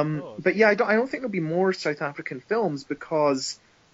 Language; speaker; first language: English; native; English